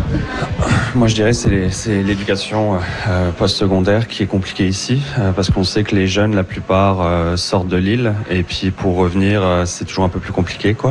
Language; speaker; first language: French; native; French